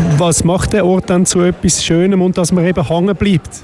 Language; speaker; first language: German; native; German